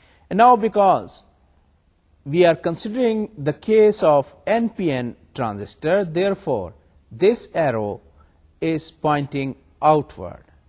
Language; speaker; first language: English; non-native, local second language; Urdu